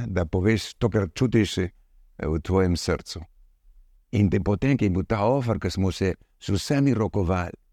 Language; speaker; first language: Slovenian; early bilingual, heritage; Slovenian